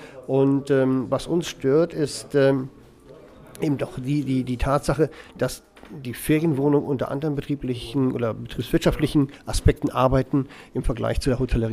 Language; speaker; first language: German; native; German